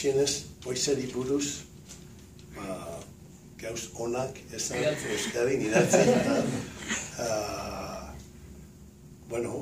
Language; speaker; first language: Basque; early bilingual, heritage; Basque